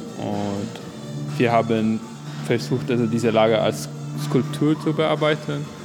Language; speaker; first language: German; non-native, fluent; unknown